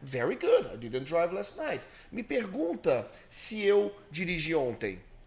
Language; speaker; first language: English; non-native, fluent; Portuguese